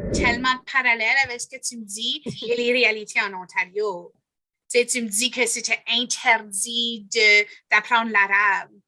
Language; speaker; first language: French; native; French